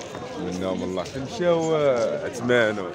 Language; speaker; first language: Arabic; native; Arabic